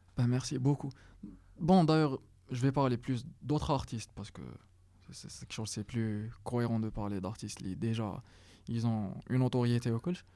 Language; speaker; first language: French; non-native, local second language; Arabic